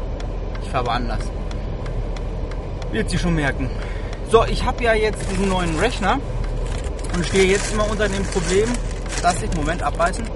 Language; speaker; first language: German; native; German